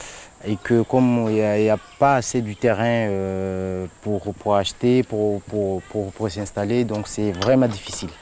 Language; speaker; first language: French; non-native, local second language; Comorian